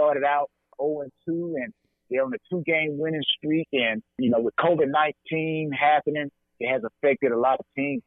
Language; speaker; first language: English; native; English